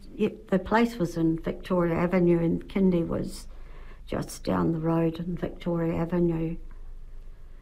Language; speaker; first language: English; native; English